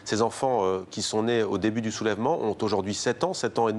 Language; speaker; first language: French; native; French